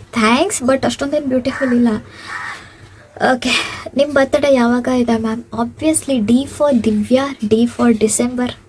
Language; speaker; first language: Kannada; native; Kannada